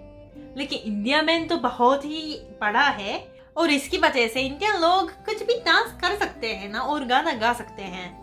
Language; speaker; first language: Hindi; non-native, fluent; Japanese